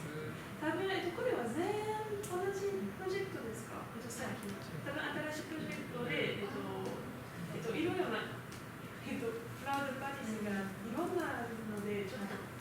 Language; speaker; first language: Japanese; non-native, learner; French